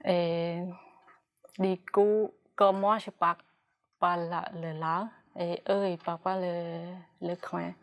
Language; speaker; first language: French; non-native, fluent; Khmer